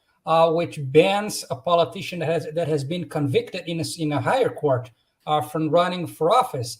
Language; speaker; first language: English; non-native, fluent; Portuguese